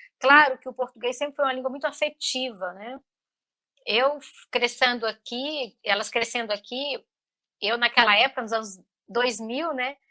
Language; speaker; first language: Portuguese; native; Portuguese